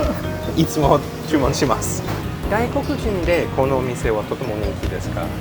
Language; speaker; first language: Japanese; non-native, learner; English